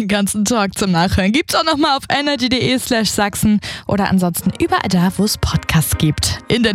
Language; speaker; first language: German; native; German